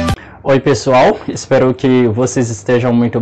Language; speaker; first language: Portuguese; non-native, fluent; Haitian Creole